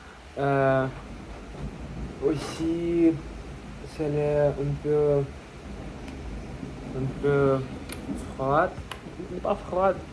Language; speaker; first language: French; non-native, learner; Russian